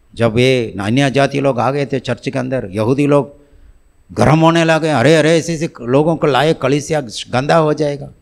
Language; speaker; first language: Hindi; non-native, local second language; Tamil